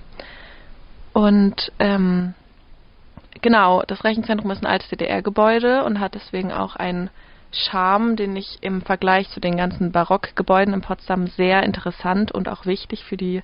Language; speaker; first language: German; native; German